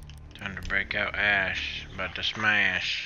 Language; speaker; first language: English; native; English